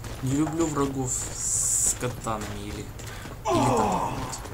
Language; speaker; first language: Russian; native; Russian